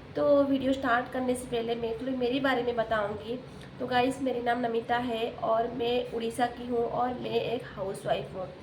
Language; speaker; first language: Hindi; non-native, local second language; Odia